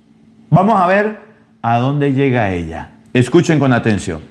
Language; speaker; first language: Spanish; native; Spanish